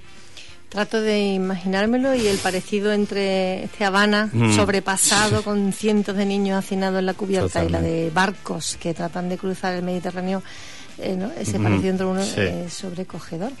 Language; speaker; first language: Spanish; native; Spanish